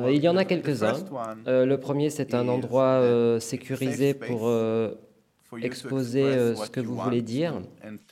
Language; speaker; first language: French; non-native, fluent; Hebrew